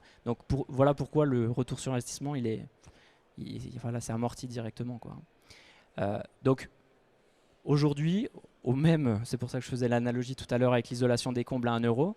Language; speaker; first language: French; native; French